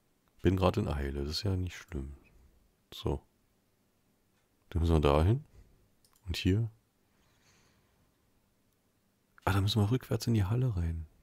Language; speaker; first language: German; native; German